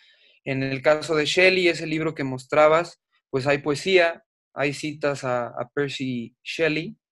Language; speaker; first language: Spanish; native; Spanish